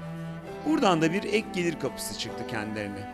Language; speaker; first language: Turkish; native; Turkish